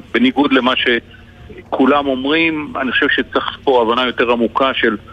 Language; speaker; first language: Hebrew; native; Hebrew